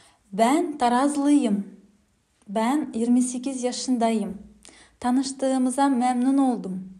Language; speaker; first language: Turkish; non-native, fluent; Kazakh